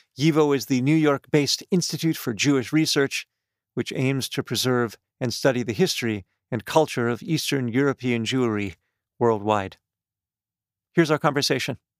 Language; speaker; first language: English; native; English